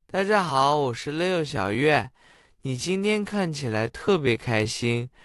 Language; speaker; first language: Chinese; non-native, fluent; English